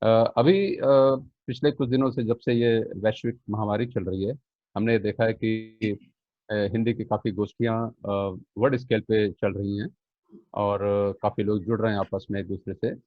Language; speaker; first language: Hindi; native; Hindi